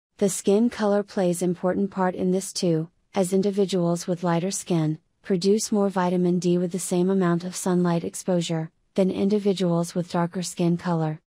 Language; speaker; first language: English; non-native, fluent; Finnish